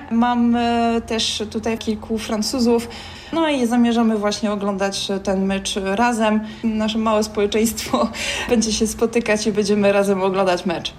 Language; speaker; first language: Polish; non-native, fluent; French